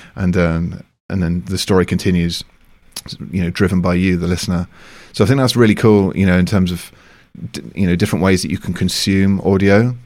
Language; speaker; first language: English; native; English